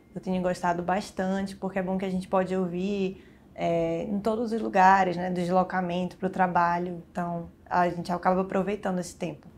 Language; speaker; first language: Portuguese; native; Portuguese